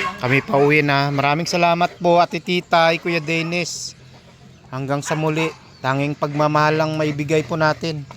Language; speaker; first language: Filipino; non-native, local second language; Hiligaynon